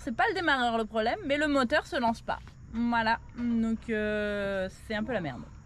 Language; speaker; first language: French; native; French